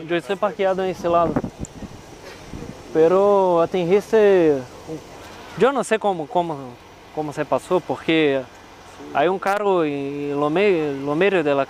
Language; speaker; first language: Spanish; non-native, learner; Portuguese